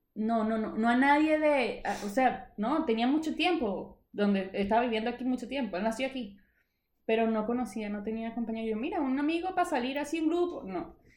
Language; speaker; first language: Spanish; native; Spanish